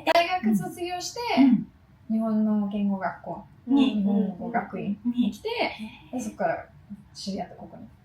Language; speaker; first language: Japanese; non-native, fluent; English